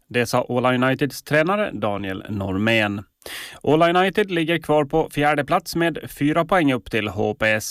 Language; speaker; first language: Swedish; native; Swedish